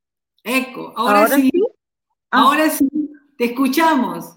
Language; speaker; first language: Spanish; native; Spanish